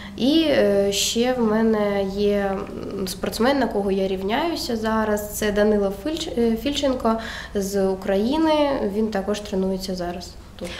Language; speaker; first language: Ukrainian; native; Ukrainian